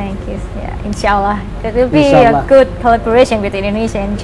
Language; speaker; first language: English; non-native, fluent; Indonesian